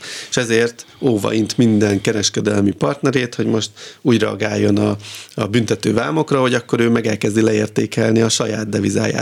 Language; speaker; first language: Hungarian; native; Hungarian